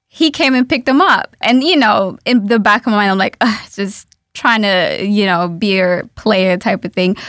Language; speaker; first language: English; early bilingual, other home language; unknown